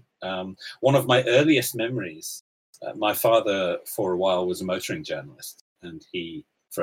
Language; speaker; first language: English; native; English